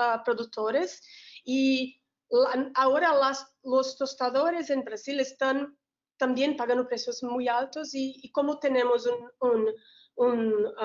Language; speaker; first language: Spanish; non-native, learner; Portuguese